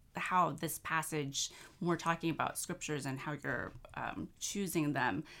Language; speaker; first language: English; native; English